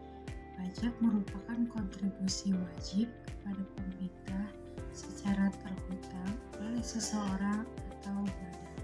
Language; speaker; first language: Indonesian; native; Indonesian